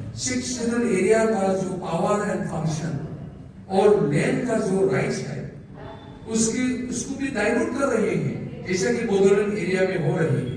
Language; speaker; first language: Hindi; non-native, local second language; Bodo